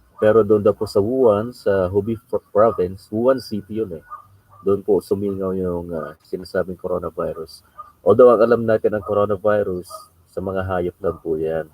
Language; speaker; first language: Filipino; non-native, local second language; Bikol